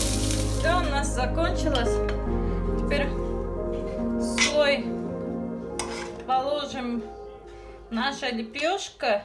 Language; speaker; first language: Russian; non-native, local second language; Tajik